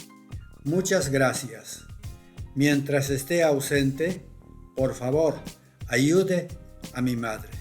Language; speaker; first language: Spanish; non-native, local second language; Quechua